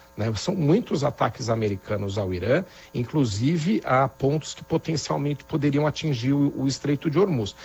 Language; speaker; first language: Portuguese; native; Portuguese